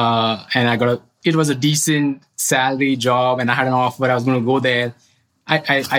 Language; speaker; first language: English; non-native, local second language; Hindi